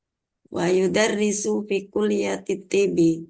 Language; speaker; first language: Arabic; non-native, learner; Indonesian